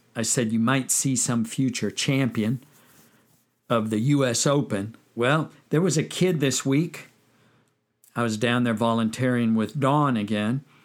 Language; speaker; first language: English; native; English